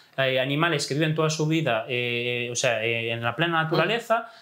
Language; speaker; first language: Spanish; native; Spanish